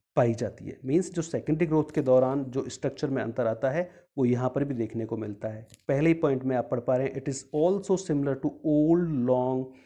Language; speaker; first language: Hindi; native; Hindi